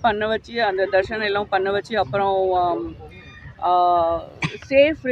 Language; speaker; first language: Tamil; non-native, fluent; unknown